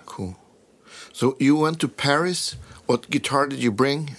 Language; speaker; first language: English; non-native, fluent; Swedish